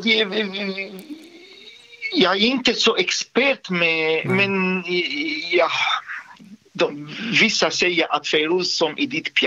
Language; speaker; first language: Swedish; non-native, fluent; Arabic